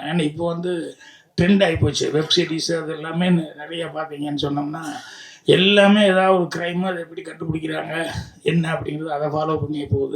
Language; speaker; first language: Tamil; native; Tamil